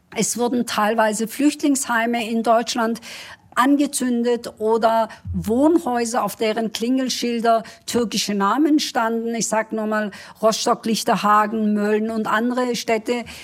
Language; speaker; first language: German; early bilingual, other home language; Kurdish